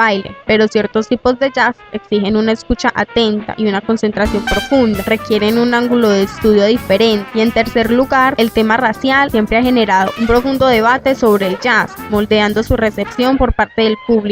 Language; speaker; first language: Spanish; native; Spanish